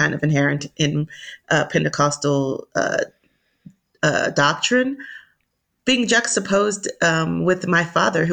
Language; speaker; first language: English; native; English